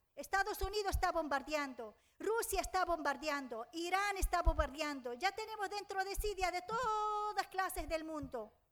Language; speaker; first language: Spanish; non-native, fluent; Arabic